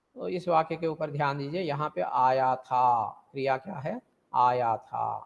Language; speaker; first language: Hindi; non-native, local second language; Telugu